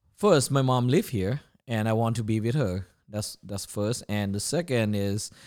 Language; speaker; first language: English; non-native, learner; Thai